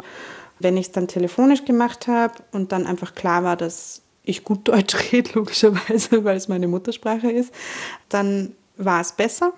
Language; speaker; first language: German; native; German